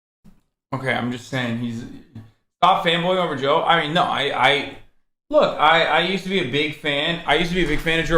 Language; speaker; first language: English; native; English